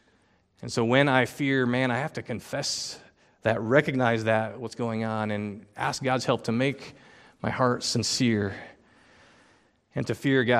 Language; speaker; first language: English; native; English